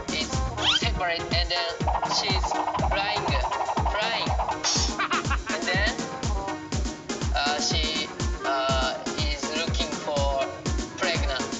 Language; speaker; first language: English; non-native, learner; Japanese